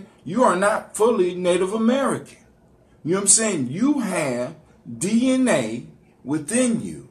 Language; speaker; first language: English; native; English